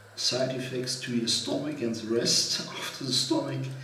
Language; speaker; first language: English; non-native, fluent; German